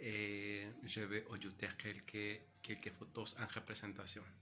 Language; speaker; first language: French; non-native, learner; Spanish